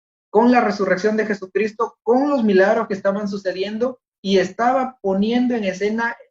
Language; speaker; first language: Spanish; native; Spanish